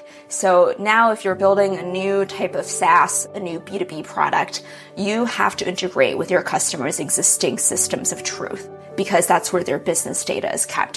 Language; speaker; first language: English; early bilingual, other home language; Chinese